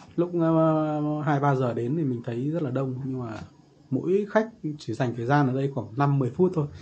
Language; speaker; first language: Vietnamese; native; Vietnamese